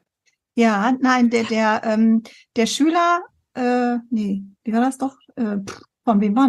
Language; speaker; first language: German; native; German